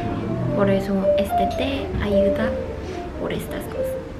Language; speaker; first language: Spanish; non-native, fluent; Korean